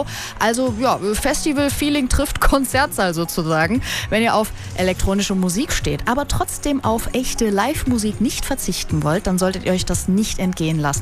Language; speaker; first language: German; native; German